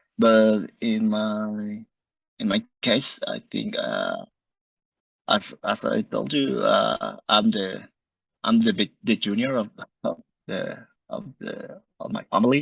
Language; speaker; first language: English; non-native, learner; Spanish